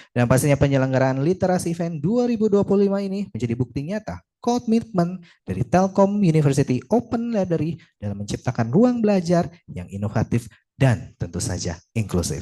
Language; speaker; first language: Indonesian; native; Indonesian